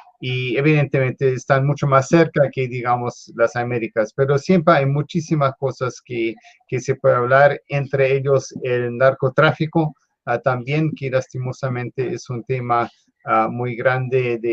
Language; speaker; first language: Spanish; non-native, fluent; English